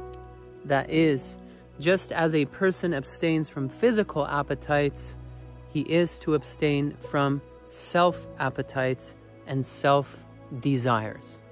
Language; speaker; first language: English; native; English